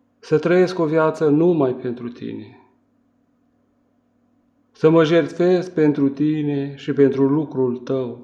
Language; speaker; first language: Romanian; native; Romanian